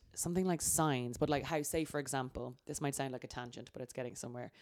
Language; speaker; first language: English; native; English